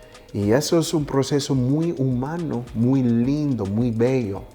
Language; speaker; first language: Spanish; early bilingual, heritage; Spanish